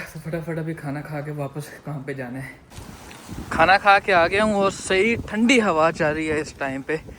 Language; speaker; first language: Urdu; non-native, local second language; Punjabi